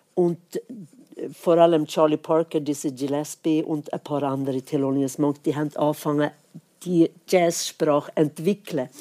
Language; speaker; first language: German; non-native, fluent; Swedish